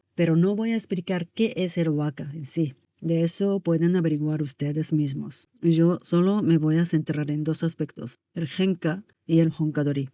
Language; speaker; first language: Spanish; non-native, fluent; Japanese